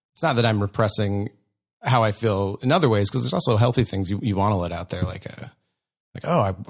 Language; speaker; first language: English; native; English